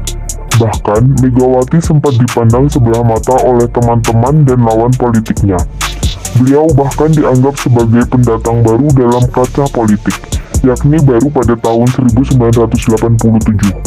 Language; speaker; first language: Indonesian; native; Indonesian